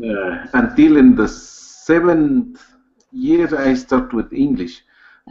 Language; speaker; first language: English; non-native, learner; Spanish